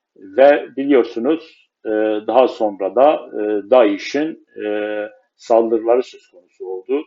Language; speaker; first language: Turkish; non-native, local second language; Kurdish